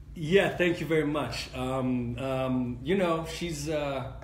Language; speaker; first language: English; native; English